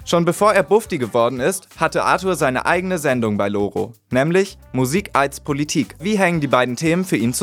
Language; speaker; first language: German; native; German